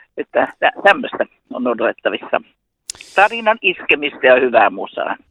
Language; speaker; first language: Finnish; native; Finnish